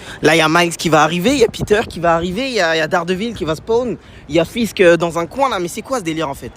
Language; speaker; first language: French; native; French